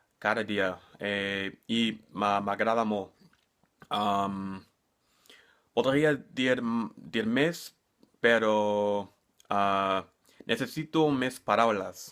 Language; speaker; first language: Catalan; non-native, learner; English